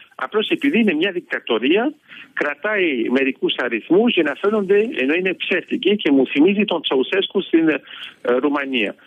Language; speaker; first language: Greek; early bilingual, heritage; Greek